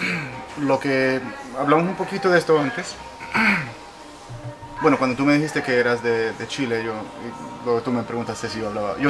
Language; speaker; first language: Spanish; native; Spanish